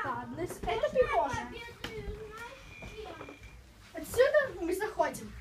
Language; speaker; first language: Russian; early bilingual, heritage; Russian